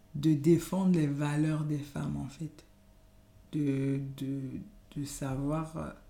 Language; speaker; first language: French; non-native, local second language; Yoruba